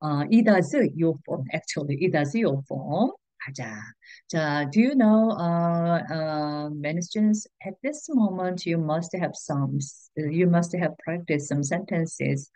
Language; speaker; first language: English; non-native, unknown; Korean